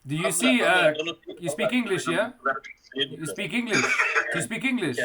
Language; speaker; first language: English; non-native, fluent; Kurdish